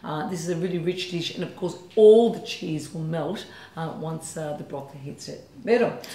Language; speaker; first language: English; early bilingual, other home language; Italian